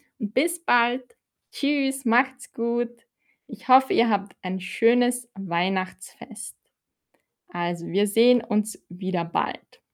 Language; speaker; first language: German; non-native, fluent; Filipino